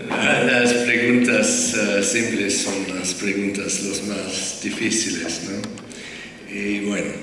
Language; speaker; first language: Spanish; non-native, fluent; English